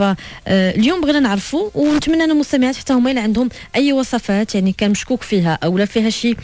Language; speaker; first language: Arabic; native; Arabic